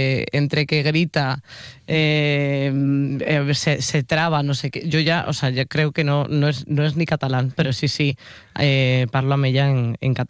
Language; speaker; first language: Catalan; non-native, learner; Spanish